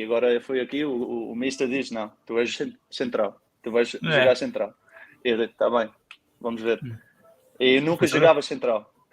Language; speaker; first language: Portuguese; early bilingual, heritage; Portuguese